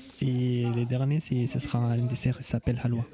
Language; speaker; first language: French; non-native, fluent; Arabic